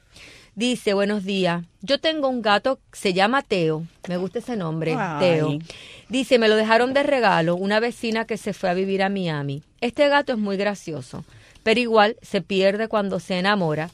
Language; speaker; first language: Spanish; native; Spanish